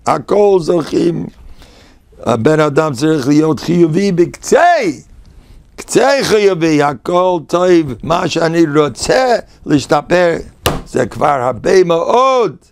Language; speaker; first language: Hebrew; non-native, fluent; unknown